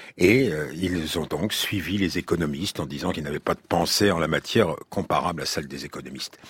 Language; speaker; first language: French; native; French